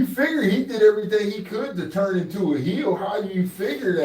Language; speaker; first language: English; native; English